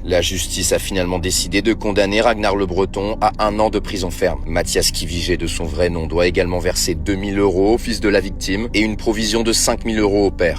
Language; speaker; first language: French; native; French